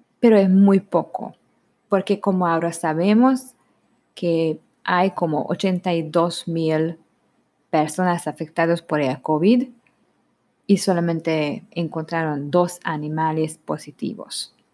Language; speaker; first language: Spanish; non-native, learner; Hungarian